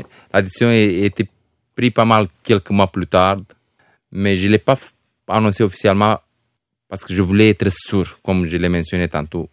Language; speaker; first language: French; non-native, fluent; Romanian